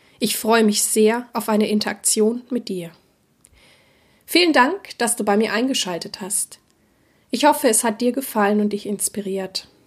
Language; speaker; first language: German; native; German